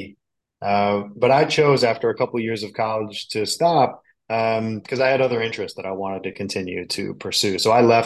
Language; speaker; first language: English; native; English